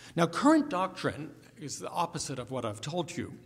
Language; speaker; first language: English; native; English